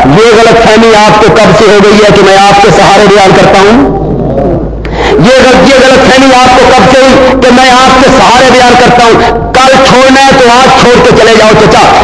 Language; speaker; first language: Urdu; non-native, local second language; Punjabi